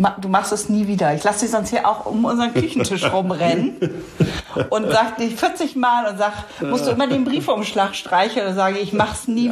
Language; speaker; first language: German; native; German